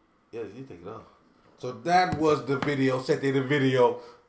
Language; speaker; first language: English; native; English